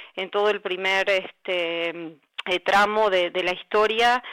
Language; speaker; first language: Spanish; native; Spanish